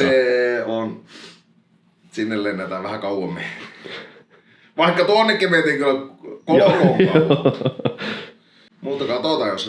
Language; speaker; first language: Finnish; native; Finnish